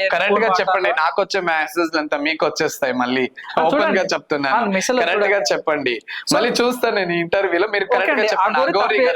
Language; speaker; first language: Telugu; non-native, local second language; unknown